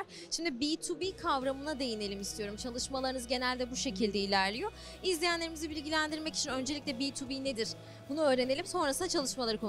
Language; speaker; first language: Turkish; native; Turkish